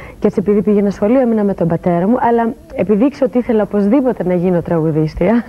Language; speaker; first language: Greek; early bilingual, heritage; Greek